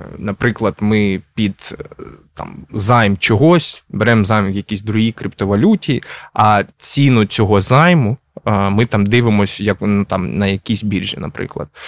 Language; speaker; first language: Ukrainian; non-native, local second language; Russian